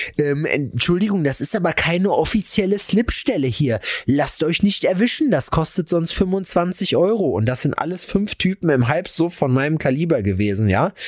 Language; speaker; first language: German; native; German